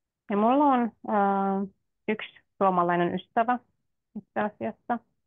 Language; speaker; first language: Finnish; non-native, fluent; Turkish